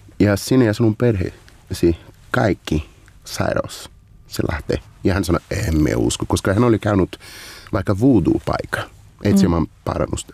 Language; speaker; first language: Finnish; non-native, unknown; Portuguese